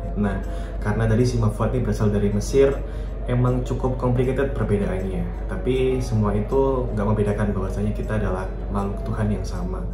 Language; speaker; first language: Indonesian; native; Indonesian